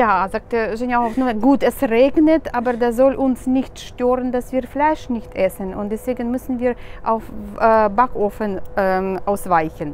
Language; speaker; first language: German; non-native, fluent; Russian